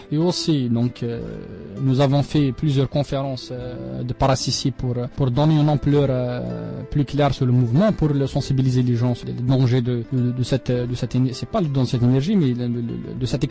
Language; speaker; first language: French; non-native, local second language; Arabic